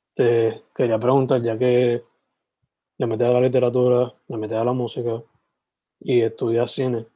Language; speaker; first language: Spanish; native; Spanish